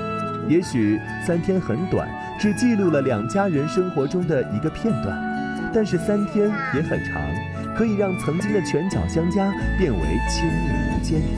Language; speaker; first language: Chinese; native; Chinese